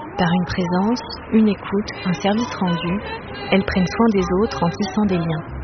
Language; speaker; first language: French; native; French